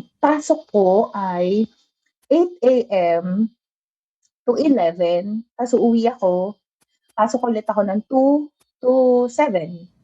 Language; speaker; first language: Filipino; native; Filipino